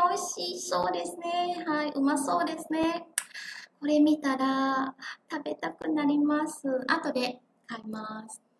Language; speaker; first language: Japanese; non-native, fluent; Vietnamese